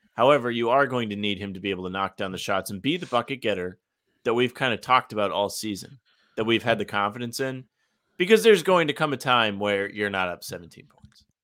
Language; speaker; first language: English; native; English